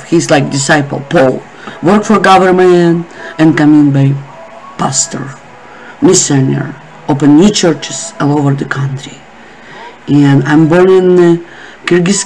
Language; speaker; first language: English; non-native, learner; Russian